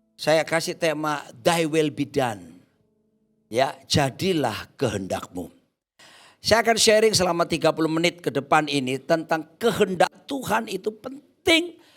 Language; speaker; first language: Indonesian; native; Indonesian